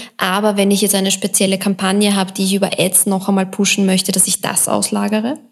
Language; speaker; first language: German; native; German